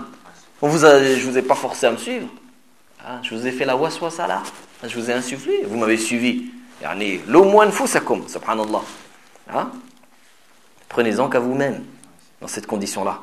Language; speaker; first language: French; native; French